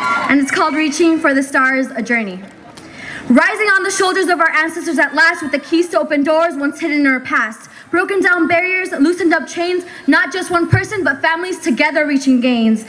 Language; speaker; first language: English; early bilingual, other home language; Spanish